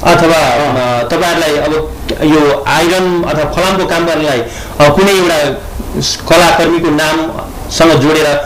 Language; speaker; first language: Nepali; native; Nepali